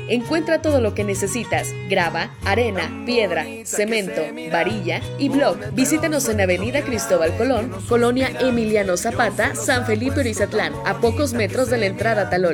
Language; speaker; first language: Spanish; native; Spanish